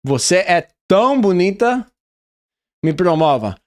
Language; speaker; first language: Portuguese; non-native, learner; English